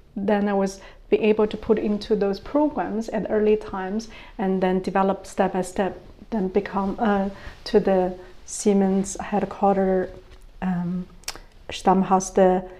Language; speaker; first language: English; non-native, fluent; Chinese